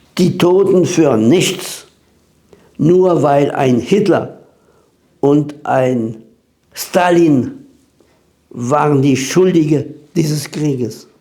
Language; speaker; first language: German; native; German